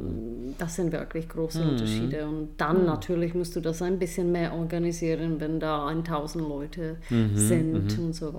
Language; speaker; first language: German; non-native, fluent; Czech